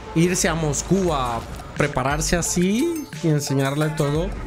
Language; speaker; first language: Spanish; native; Spanish